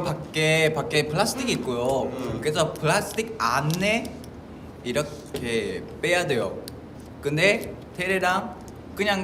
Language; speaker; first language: Korean; non-native, fluent; Vietnamese